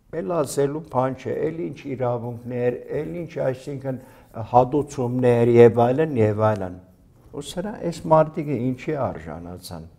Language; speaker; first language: Armenian; early bilingual, heritage; Armenian